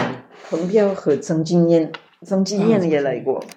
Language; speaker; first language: Chinese; non-native, fluent; French